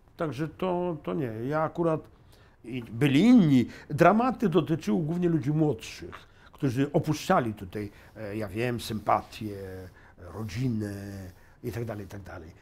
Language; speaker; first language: Polish; native; Polish